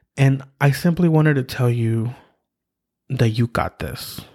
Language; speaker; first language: English; early bilingual, other home language; Spanish